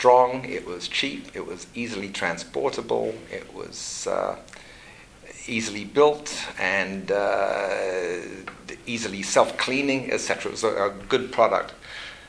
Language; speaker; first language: English; native; English